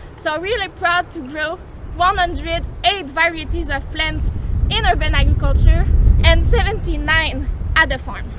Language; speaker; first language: English; non-native, local second language; French